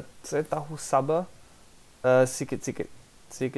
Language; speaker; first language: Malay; non-native, learner; English